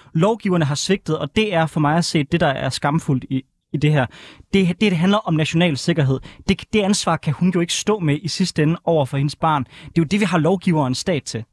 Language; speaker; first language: Danish; native; Danish